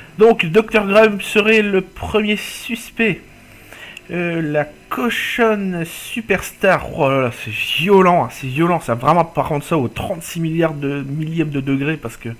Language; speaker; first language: French; native; French